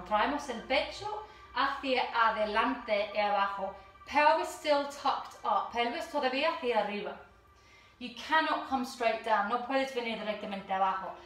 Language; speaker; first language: Spanish; non-native, fluent; English